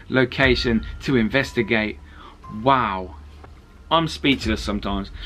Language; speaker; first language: English; native; English